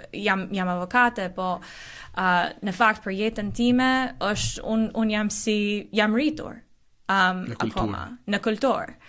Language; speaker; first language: Albanian; early bilingual, heritage; Albanian